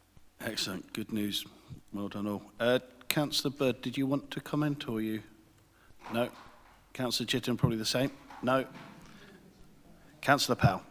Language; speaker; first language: English; native; English